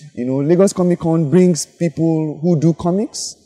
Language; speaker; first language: English; non-native, local second language; Yoruba